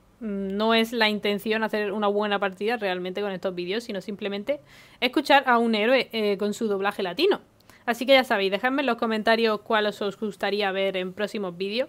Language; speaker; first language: Spanish; native; Spanish